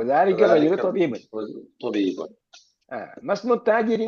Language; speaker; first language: Arabic; non-native, fluent; Malayalam